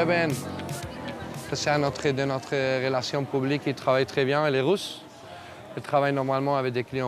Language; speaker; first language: French; non-native, learner; Spanish